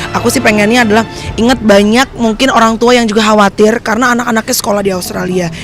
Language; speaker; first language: Indonesian; native; Indonesian